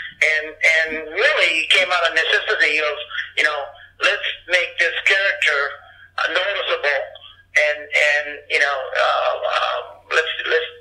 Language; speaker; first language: English; early bilingual, other home language; Japanese